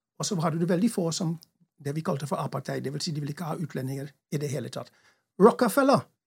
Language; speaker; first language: Norwegian; non-native, fluent; English